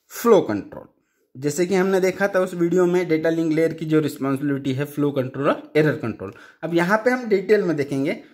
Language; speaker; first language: Hindi; non-native, local second language; Marathi